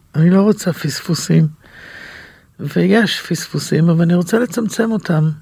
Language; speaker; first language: Hebrew; native; Hebrew